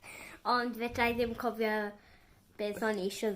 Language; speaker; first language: Welsh; non-native, learner; English